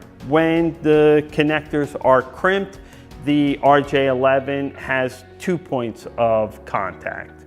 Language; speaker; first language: English; native; English